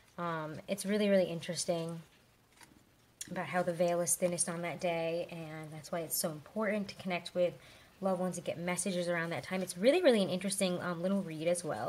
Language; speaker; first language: English; native; English